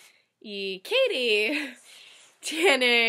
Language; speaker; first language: Spanish; non-native, learner; English